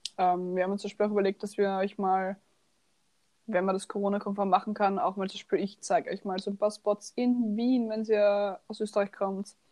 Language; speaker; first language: German; native; German